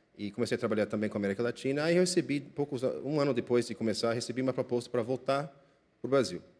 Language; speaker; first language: Portuguese; non-native, fluent; English